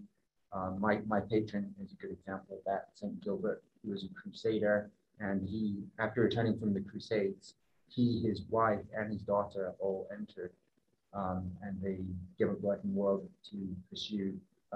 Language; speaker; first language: English; native; English